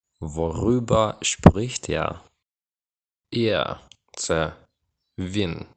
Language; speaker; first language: German; non-native, fluent; Ukrainian